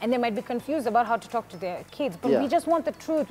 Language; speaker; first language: English; non-native, local second language; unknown